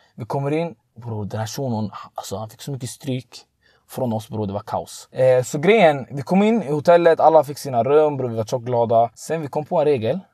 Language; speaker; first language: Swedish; early bilingual, other home language; Arabic